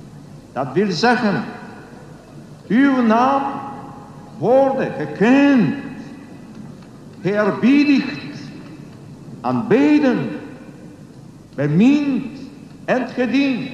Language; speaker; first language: Dutch; non-native, learner; Polish